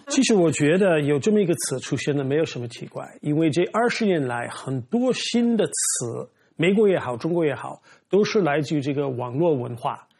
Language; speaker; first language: Chinese; non-native, fluent; English